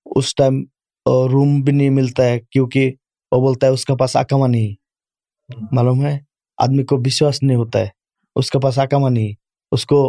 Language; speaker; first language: Urdu; non-native, learner; Bangla